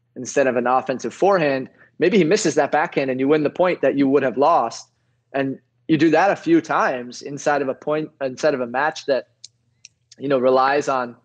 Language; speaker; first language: English; native; English